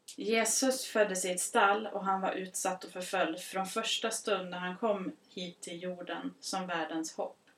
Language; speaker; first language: Swedish; native; Swedish